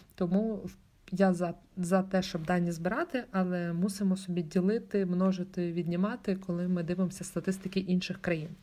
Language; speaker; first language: Ukrainian; native; Ukrainian